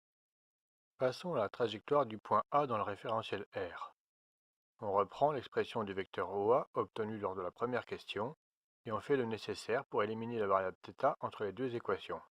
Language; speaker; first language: French; native; French